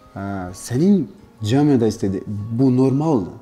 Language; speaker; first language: Turkish; non-native, learner; Portuguese